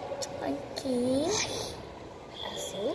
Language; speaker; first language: Spanish; early bilingual, heritage; Spanish